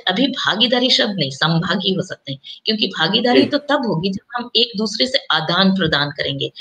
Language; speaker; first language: Hindi; non-native, local second language; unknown